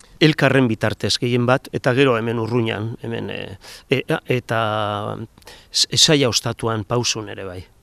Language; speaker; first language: Basque; native; Basque